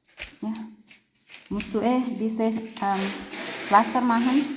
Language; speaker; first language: German; non-native, learner; Indonesian